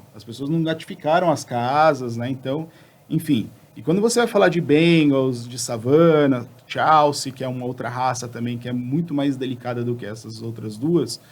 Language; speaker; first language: Portuguese; native; Portuguese